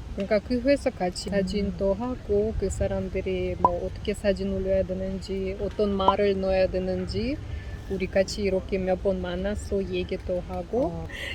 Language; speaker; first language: Korean; non-native, learner; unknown